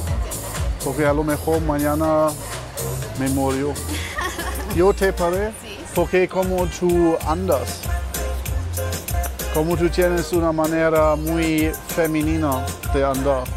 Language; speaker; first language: Spanish; non-native, learner; German